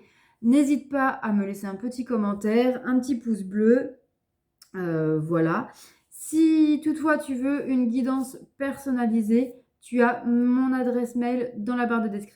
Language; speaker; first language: French; native; French